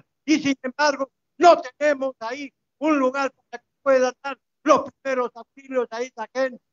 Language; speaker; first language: Spanish; native; Spanish